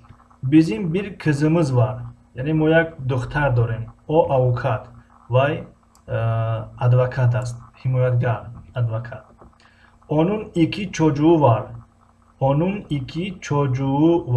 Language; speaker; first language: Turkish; non-native, fluent; Tajik